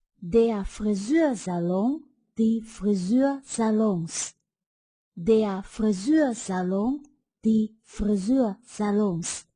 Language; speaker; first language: German; non-native, fluent; Chinese